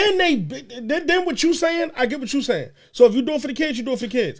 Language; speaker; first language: English; native; English